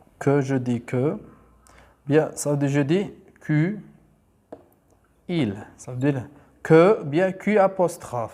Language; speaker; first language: French; non-native, local second language; Arabic